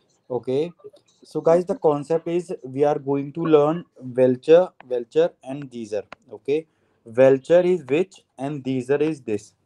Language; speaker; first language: English; non-native, local second language; Hindi